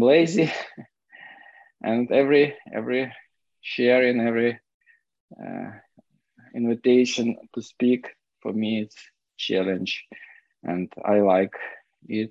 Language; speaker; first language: English; non-native, fluent; Ukrainian